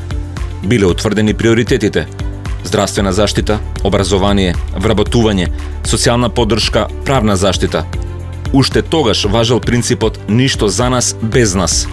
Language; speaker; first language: Macedonian; native; Macedonian